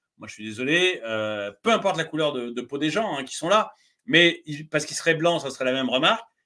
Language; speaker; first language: French; native; French